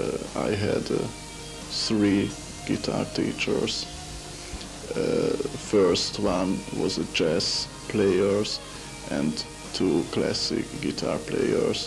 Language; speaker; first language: English; non-native, learner; Hungarian